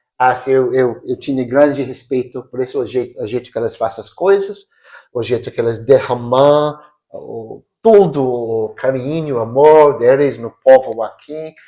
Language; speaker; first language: Portuguese; non-native, fluent; English